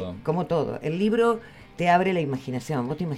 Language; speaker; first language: Spanish; native; Spanish